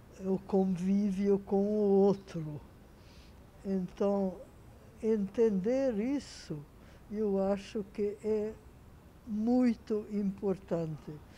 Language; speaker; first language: Portuguese; non-native, fluent; Hungarian